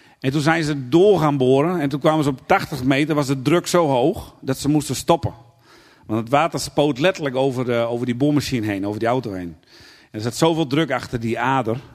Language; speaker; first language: Dutch; native; Dutch